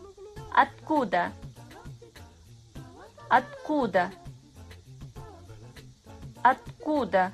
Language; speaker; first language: Russian; non-native, fluent; Kazakh